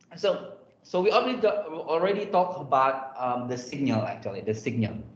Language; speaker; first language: English; non-native, fluent; Indonesian